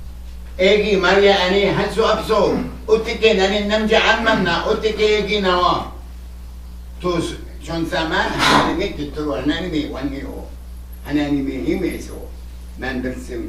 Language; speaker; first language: Korean; non-native, learner; Arabic